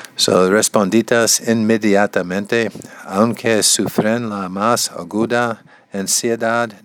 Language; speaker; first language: Spanish; non-native, learner; English